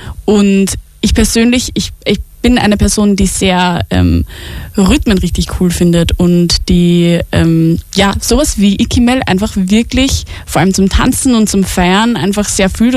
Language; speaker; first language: German; native; German